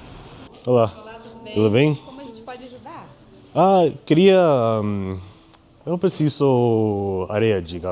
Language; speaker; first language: Portuguese; non-native, learner; English